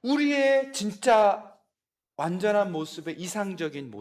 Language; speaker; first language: Korean; native; Korean